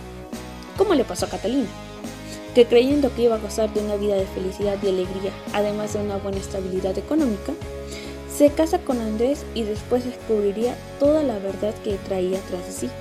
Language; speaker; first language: Spanish; native; Spanish